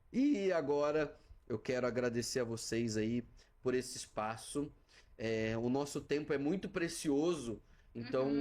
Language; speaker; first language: Portuguese; native; Portuguese